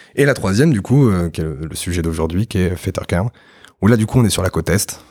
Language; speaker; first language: French; native; French